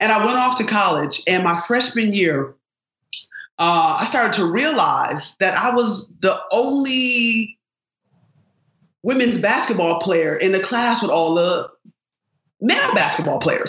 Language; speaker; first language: English; native; English